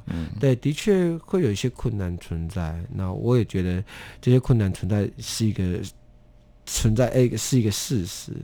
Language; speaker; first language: Chinese; non-native, local second language; Amis